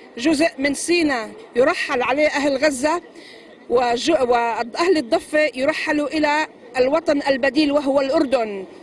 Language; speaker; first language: Arabic; native; Arabic